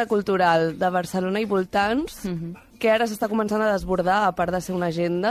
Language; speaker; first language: Catalan; native; Catalan